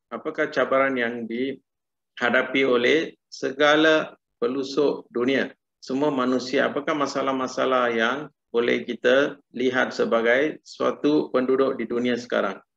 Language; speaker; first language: Malay; non-native, local second language; Tamil